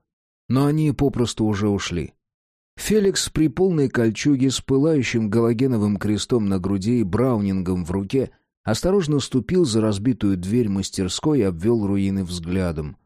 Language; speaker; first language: Russian; native; Russian